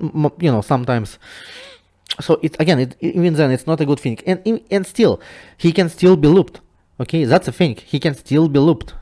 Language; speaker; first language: English; non-native, fluent; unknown